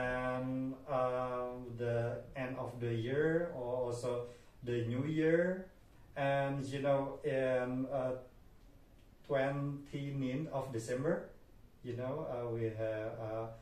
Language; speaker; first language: English; non-native, fluent; Indonesian